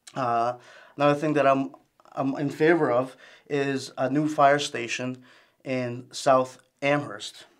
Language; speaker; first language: English; early bilingual, other home language; Spanish